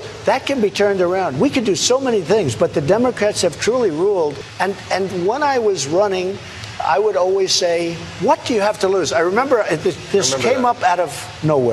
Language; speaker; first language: English; native; English